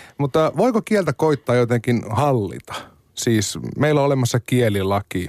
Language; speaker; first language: Finnish; native; Finnish